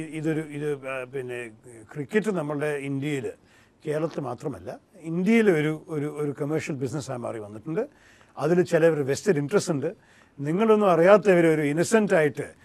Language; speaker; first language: Malayalam; early bilingual, heritage; Malayalam